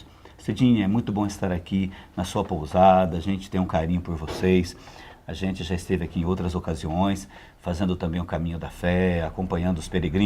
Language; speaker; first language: Portuguese; native; Portuguese